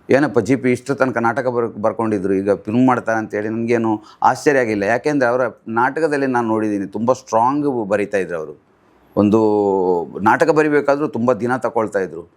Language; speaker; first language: Kannada; non-native, local second language; Tulu